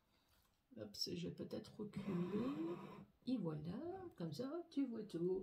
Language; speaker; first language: French; native; French